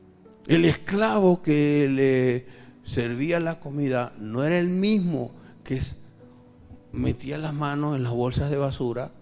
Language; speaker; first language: Spanish; native; Spanish